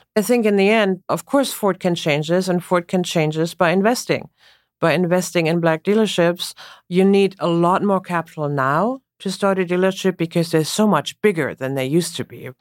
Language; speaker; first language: English; non-native, fluent; German